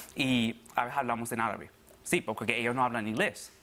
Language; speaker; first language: Spanish; early bilingual, other home language; Arabic